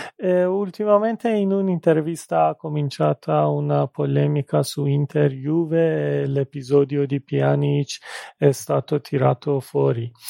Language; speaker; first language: Italian; non-native, fluent; Persian